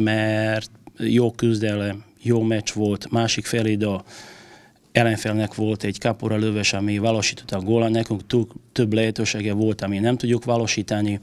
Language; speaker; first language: Hungarian; non-native, learner; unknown